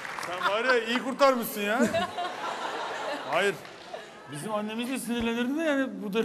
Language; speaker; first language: Turkish; native; Turkish